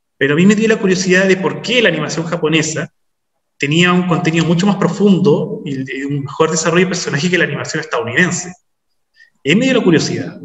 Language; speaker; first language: Spanish; native; Spanish